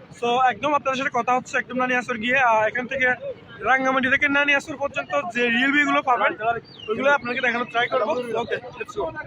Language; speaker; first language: Bangla; non-native, local second language; Chakma